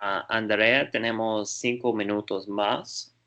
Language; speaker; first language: Spanish; non-native, learner; Portuguese